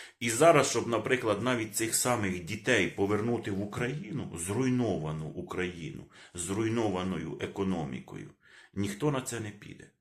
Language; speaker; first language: Ukrainian; non-native, local second language; Russian